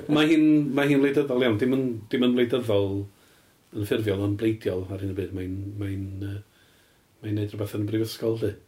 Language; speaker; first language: Welsh; native; Welsh